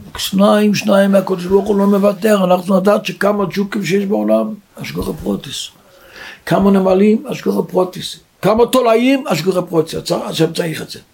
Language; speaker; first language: Hebrew; non-native, local second language; Yiddish